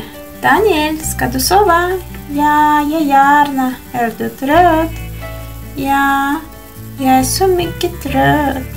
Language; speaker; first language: Swedish; non-native, fluent; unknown